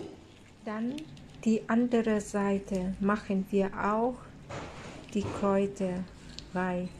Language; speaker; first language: German; non-native, fluent; Vietnamese